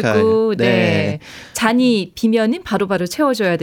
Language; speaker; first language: Korean; native; Korean